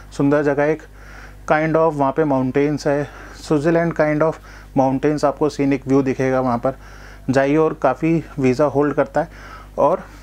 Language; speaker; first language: Hindi; non-native, local second language; Gujarati